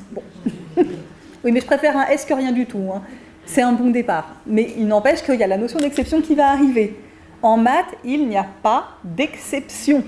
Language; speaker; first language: French; native; French